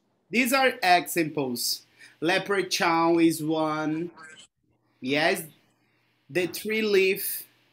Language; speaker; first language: English; non-native, fluent; Portuguese